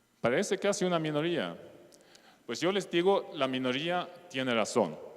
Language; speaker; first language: Spanish; non-native, fluent; Swedish